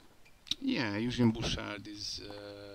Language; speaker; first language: English; non-native, learner; Hungarian